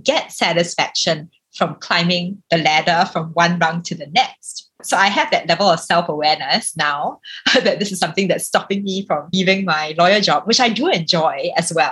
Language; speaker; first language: English; native; English